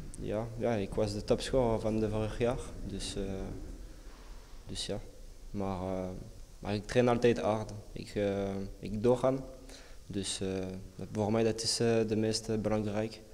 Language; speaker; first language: Dutch; non-native, learner; French